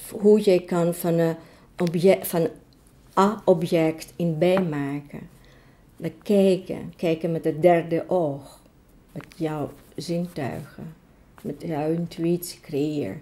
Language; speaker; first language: Dutch; non-native, fluent; Greek